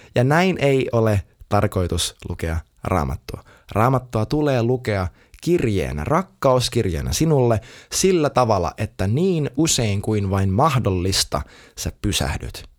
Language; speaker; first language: Finnish; native; Finnish